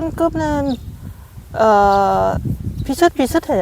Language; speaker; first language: Korean; non-native, learner; Lao